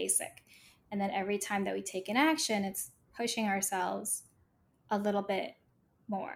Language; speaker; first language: English; native; English